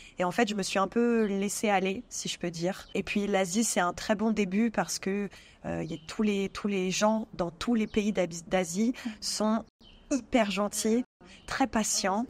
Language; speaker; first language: French; native; French